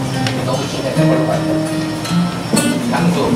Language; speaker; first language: Korean; native; Korean